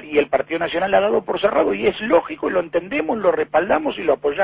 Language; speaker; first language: Spanish; native; Spanish